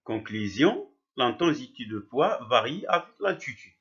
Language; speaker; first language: French; non-native, local second language; Arabic